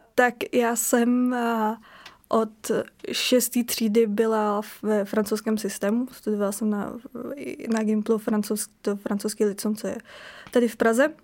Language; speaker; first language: Czech; native; Czech